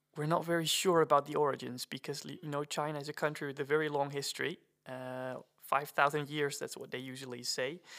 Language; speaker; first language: English; non-native, fluent; Dutch